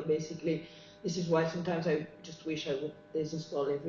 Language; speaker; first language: English; non-native, fluent; Romanian